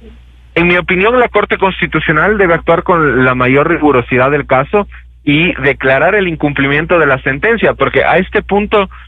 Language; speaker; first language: Spanish; native; Spanish